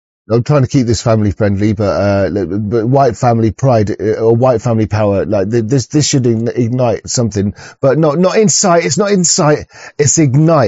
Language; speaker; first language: English; native; English